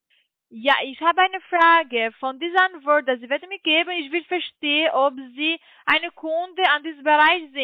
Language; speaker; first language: German; non-native, learner; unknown